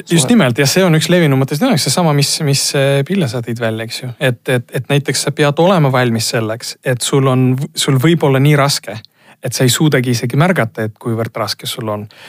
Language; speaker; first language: Estonian; non-native, local second language; Russian